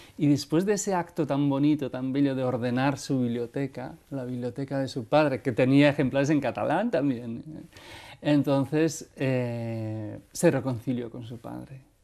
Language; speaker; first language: Spanish; non-native, local second language; Basque